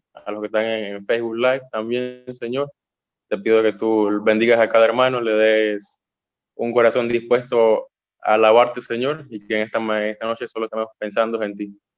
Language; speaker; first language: Spanish; native; Spanish